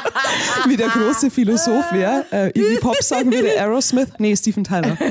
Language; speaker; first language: German; native; German